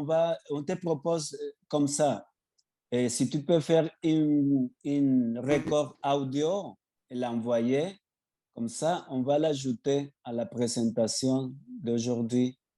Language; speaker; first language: French; non-native, fluent; Spanish